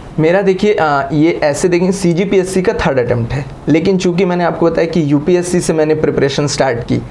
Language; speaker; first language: Hindi; native; Hindi